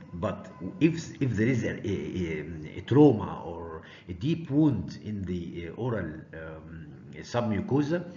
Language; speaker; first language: English; non-native, fluent; Arabic